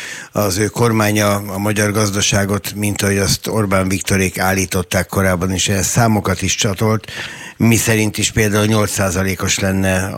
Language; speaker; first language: Hungarian; native; Hungarian